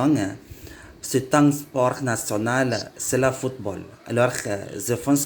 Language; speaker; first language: French; non-native, learner; Indonesian